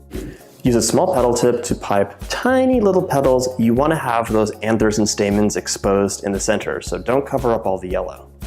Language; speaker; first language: English; native; English